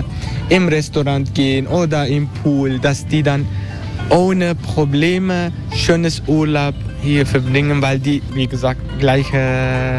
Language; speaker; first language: German; non-native, learner; Turkish